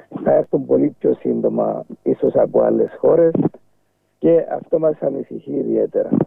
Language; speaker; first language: Greek; native; Greek